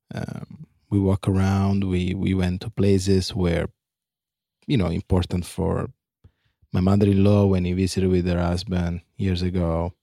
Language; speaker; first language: English; non-native, fluent; Italian